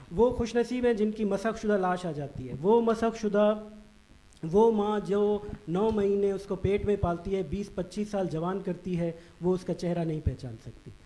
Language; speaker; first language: Urdu; non-native, local second language; Baluchi